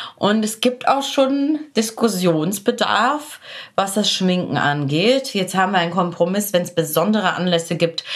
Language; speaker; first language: German; early bilingual, other home language; Polish